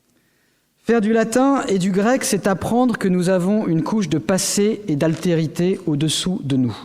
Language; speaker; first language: French; native; French